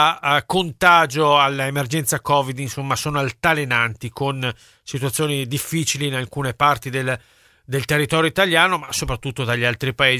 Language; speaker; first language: Italian; native; Italian